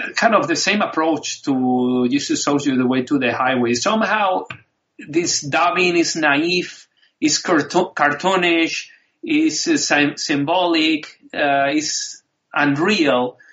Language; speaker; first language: English; non-native, fluent; Spanish